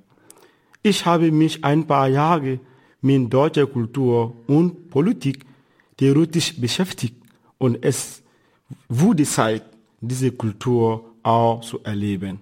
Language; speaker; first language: German; non-native, fluent; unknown